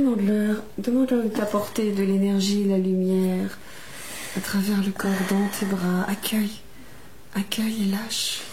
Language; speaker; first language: French; native; French